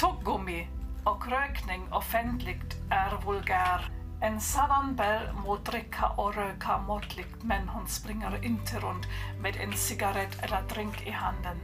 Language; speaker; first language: Swedish; non-native, fluent; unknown